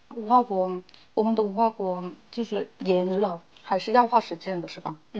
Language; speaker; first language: Chinese; non-native, fluent; Korean